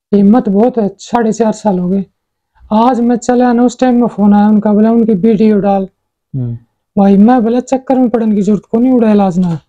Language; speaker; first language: Hindi; native; Hindi